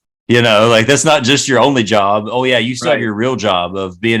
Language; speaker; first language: English; native; English